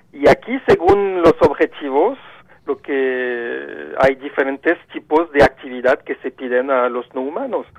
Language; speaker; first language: Spanish; non-native, fluent; French